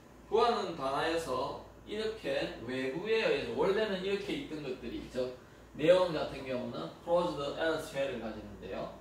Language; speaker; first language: Korean; native; Korean